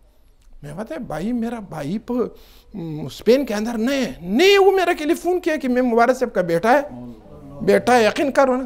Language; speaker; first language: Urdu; non-native, local second language; Pashto